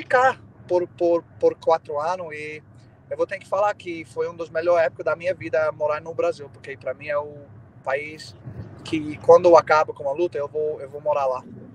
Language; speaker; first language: Portuguese; non-native, fluent; English